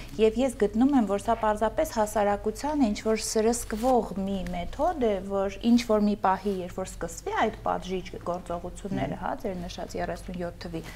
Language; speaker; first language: Armenian; native; Armenian